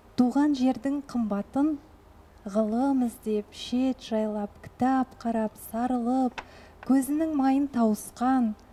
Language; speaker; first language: Kazakh; non-native, local second language; Russian